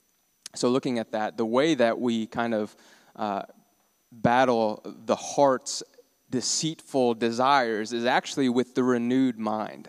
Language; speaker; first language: English; native; English